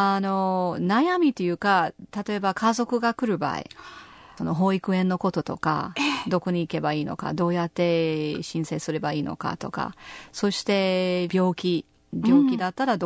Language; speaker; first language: Japanese; non-native, fluent; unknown